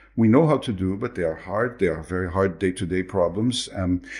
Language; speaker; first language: English; non-native, fluent; Portuguese